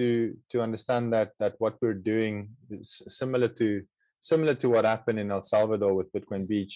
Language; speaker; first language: English; non-native, local second language; Afrikaans